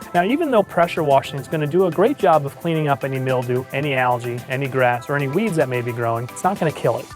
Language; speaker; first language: English; native; English